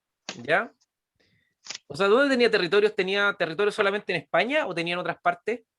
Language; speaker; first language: Spanish; native; Spanish